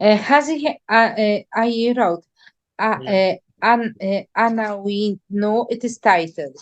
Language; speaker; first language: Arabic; non-native, learner; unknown